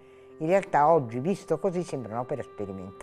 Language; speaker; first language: Italian; native; Italian